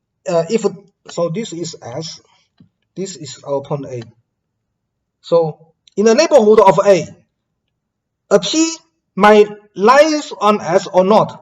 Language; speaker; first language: English; non-native, fluent; Chinese